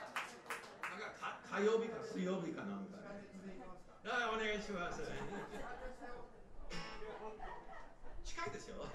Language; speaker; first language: Japanese; non-native, fluent; English